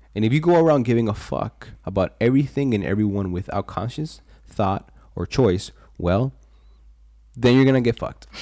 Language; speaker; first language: English; early bilingual, other home language; Spanish